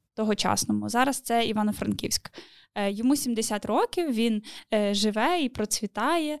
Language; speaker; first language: Ukrainian; native; Ukrainian